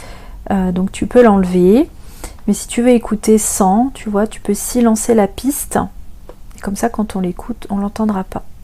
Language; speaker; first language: French; native; French